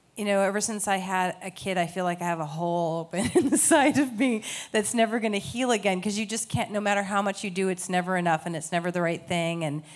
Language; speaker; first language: English; native; English